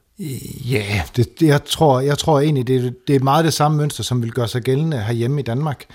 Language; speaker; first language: Danish; native; Danish